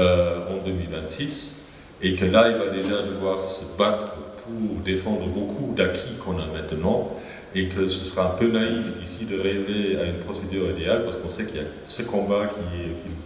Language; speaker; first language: French; native; French